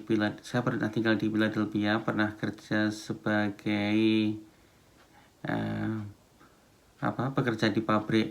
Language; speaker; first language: Indonesian; non-native, local second language; Javanese